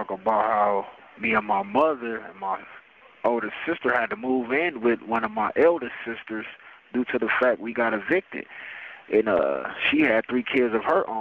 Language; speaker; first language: English; native; English